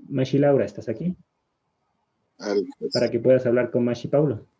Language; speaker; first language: Spanish; native; Spanish